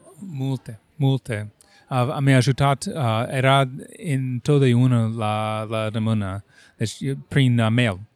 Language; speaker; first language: Romanian; non-native, fluent; English